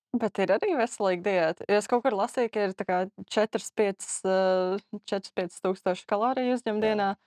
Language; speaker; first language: Latvian; native; Latvian